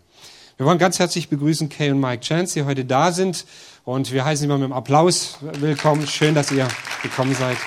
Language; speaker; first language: German; native; German